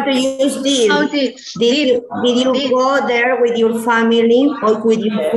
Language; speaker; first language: English; non-native, learner; Spanish